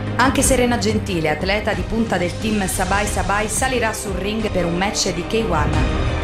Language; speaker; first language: Italian; native; Italian